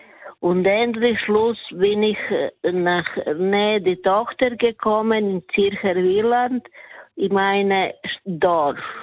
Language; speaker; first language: German; non-native, learner; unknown